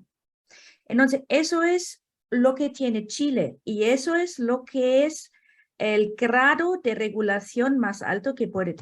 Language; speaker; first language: Spanish; non-native, fluent; German